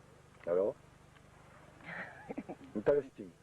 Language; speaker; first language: English; non-native, learner; Japanese